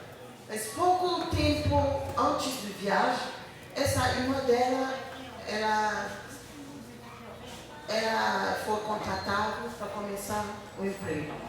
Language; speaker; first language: Portuguese; non-native, learner; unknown